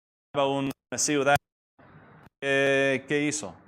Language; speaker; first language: Spanish; non-native, fluent; English